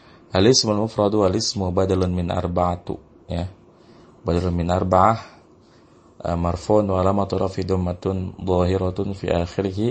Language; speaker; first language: Arabic; non-native, fluent; Indonesian